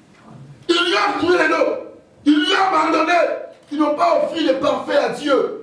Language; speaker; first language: French; non-native, local second language; Lingala